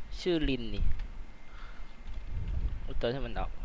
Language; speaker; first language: Thai; native; Thai